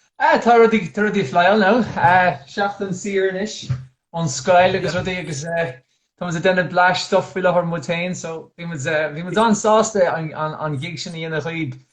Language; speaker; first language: Irish; non-native, local second language; English